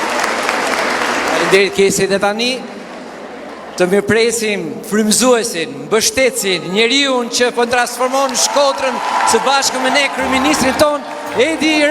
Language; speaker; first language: Albanian; native; Albanian